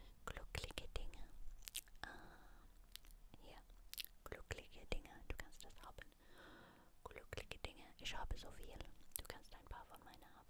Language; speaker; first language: German; non-native, learner; English